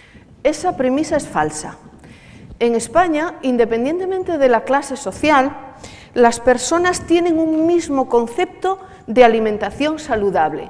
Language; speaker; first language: Spanish; native; Spanish